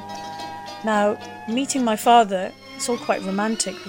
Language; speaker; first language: English; native; English